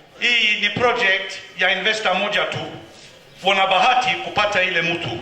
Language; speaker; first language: Swahili; non-native, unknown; English